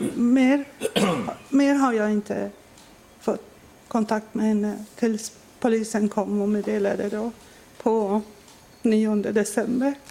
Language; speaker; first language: Swedish; non-native, fluent; Persian